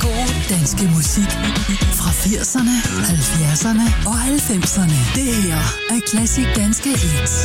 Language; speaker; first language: Danish; native; Danish